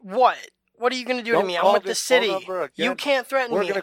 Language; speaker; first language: English; native; English